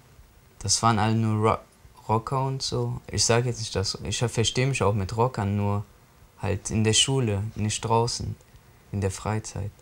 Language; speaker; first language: German; early bilingual, other home language; Turkish